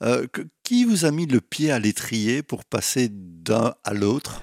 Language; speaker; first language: French; native; French